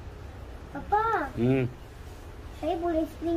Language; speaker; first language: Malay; early bilingual, other home language; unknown